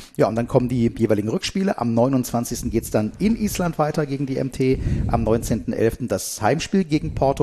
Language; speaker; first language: German; native; German